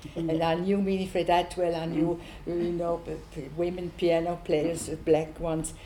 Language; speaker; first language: English; non-native, learner; Swiss German